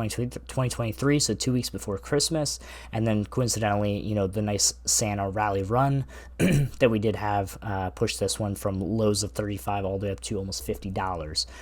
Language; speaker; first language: English; native; English